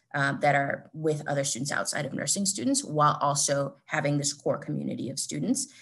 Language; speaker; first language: English; native; English